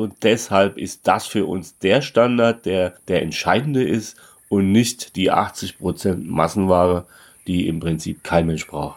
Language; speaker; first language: German; native; German